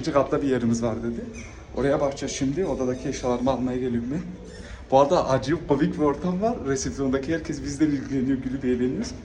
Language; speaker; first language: Turkish; early bilingual, heritage; Turkish